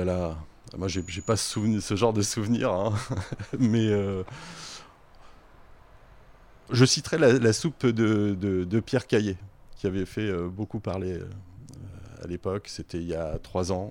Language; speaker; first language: French; native; French